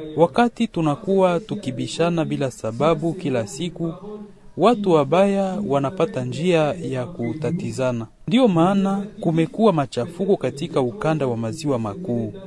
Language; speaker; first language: Swahili; non-native, local second language; Kinyarwanda